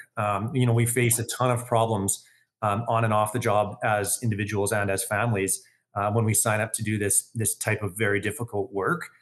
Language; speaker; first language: English; native; English